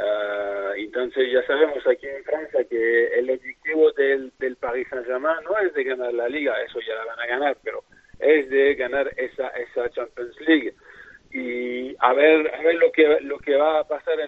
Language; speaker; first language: Spanish; non-native, fluent; French